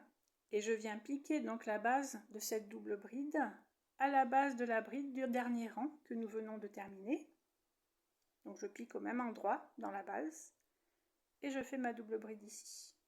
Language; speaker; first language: French; native; French